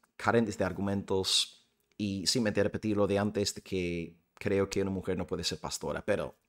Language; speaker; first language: Spanish; non-native, fluent; English